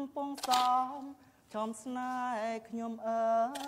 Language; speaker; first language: Thai; non-native, learner; Khmer